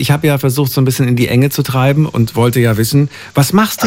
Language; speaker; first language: German; native; German